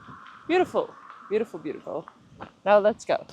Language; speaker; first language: English; non-native, fluent; Dutch